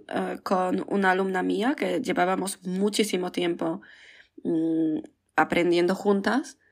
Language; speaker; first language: Spanish; non-native, fluent; Polish